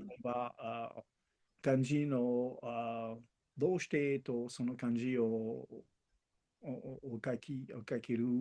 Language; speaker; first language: Japanese; non-native, learner; Spanish